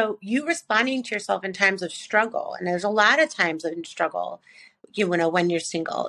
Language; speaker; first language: English; native; English